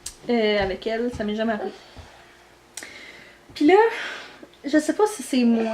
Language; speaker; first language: French; native; French